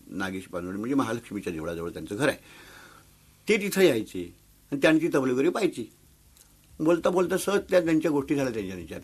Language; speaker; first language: Marathi; non-native, local second language; Konkani